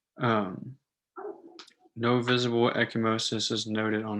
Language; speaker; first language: English; native; English